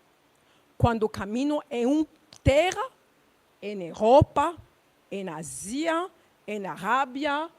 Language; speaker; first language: Portuguese; non-native, learner; Luba-Lulua